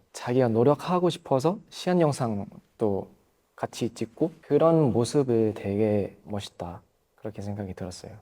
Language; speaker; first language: Korean; non-native, fluent; Thai